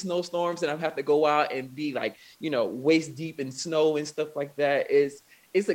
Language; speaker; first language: English; native; English